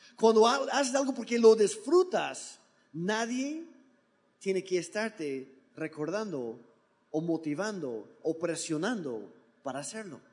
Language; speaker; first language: Spanish; non-native, fluent; English